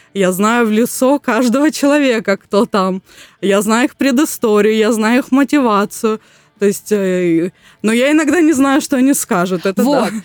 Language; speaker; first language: Russian; native; Russian